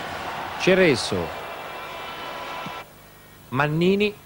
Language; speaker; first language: Italian; native; Italian